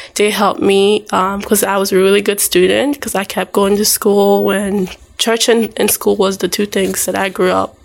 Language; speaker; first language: English; early bilingual, other home language; Haitian Creole